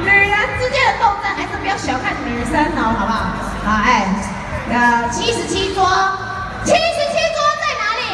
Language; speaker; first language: Chinese; native; Chinese